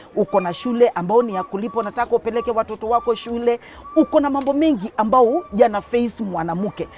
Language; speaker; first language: Swahili; non-native, local second language; Kamba